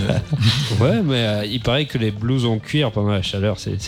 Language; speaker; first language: French; native; French